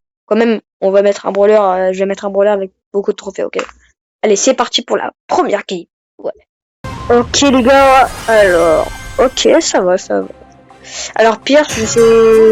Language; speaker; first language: French; native; French